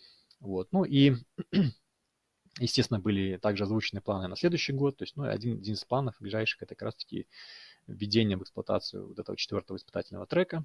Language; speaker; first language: Russian; native; Russian